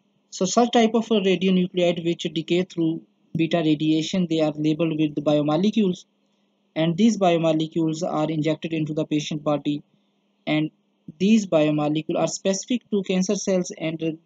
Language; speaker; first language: English; non-native, local second language; Urdu